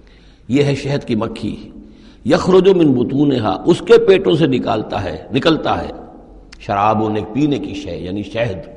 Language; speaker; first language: Urdu; native; Urdu